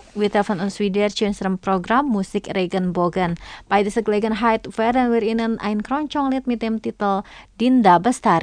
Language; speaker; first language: German; non-native, fluent; Indonesian